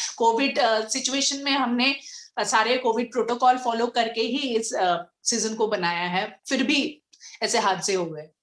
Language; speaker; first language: Hindi; non-native, local second language; Bangla